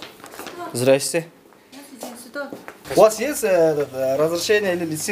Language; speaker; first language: Russian; non-native, local second language; Kyrgyz